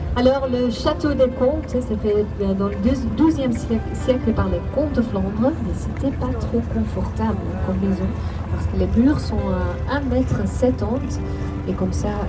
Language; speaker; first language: French; non-native, local second language; Dutch